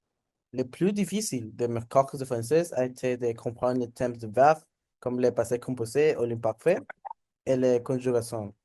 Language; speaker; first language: French; non-native, learner; Spanish